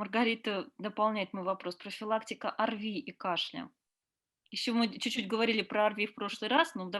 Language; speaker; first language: Russian; native; Russian